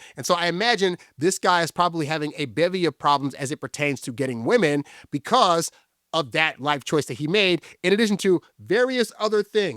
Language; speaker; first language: English; native; English